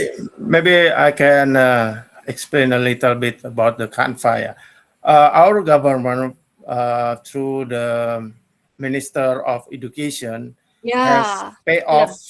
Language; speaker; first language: English; non-native, learner; Indonesian